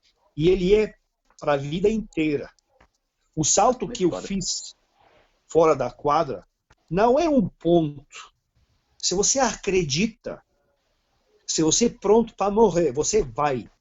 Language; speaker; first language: Portuguese; non-native, fluent; Serbian